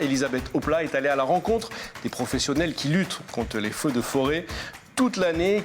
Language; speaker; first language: French; native; French